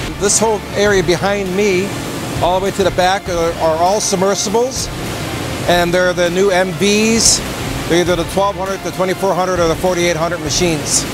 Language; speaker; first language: English; native; English